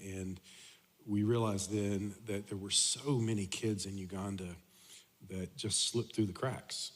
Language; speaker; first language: English; native; English